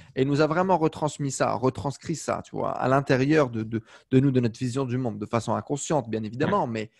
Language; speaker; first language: French; native; French